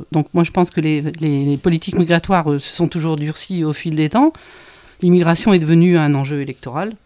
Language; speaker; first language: French; native; French